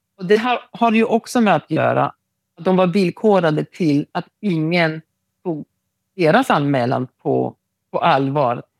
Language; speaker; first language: Swedish; non-native, local second language; Romany